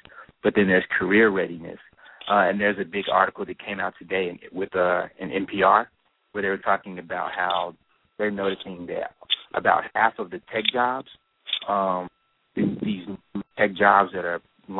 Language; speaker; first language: English; native; English